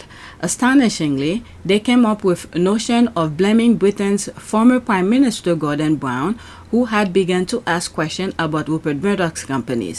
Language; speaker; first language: English; native; English